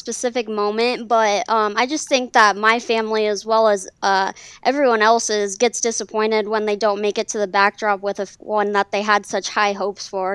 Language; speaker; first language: English; native; English